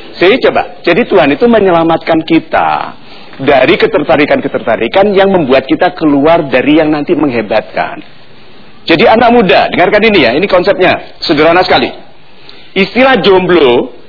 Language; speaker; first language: Indonesian; native; Indonesian